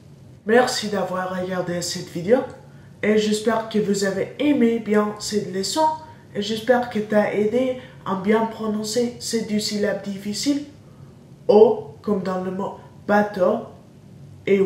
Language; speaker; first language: French; non-native, learner; English